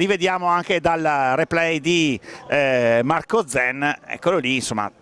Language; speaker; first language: Italian; native; Italian